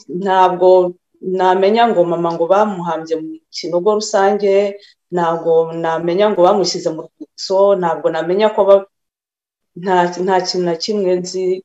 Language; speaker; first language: Kinyarwanda; early bilingual, other home language; Rundi